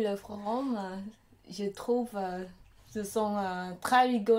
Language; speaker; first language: French; non-native, learner; Khmer